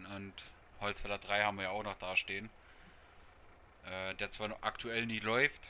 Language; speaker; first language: German; native; German